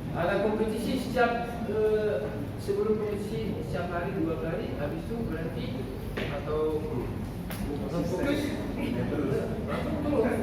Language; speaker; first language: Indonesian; non-native, learner; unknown